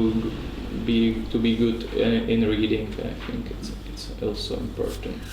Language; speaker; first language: English; non-native, learner; Czech